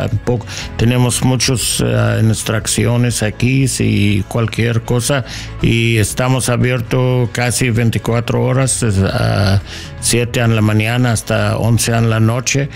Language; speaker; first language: Spanish; non-native, learner; English